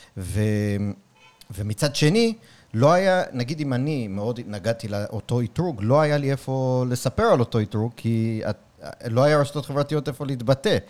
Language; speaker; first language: Hebrew; native; Hebrew